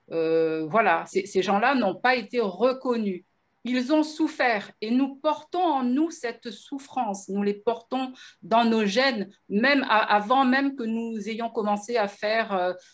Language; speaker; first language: French; native; French